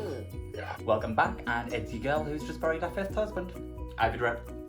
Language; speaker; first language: English; native; English